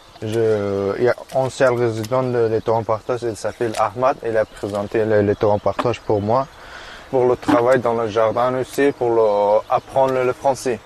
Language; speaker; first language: French; non-native, learner; Persian